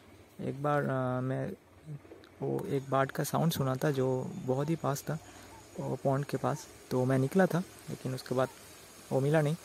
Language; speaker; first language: Hindi; non-native, local second language; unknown